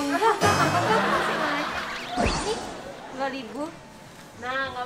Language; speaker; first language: Indonesian; native; Indonesian